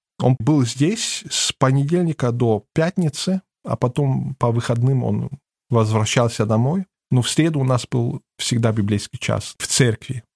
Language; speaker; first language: Russian; early bilingual, heritage; German